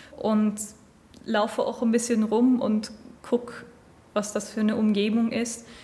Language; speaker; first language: German; non-native, fluent; Swedish